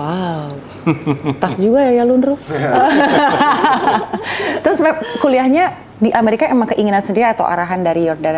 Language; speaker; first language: Indonesian; native; Indonesian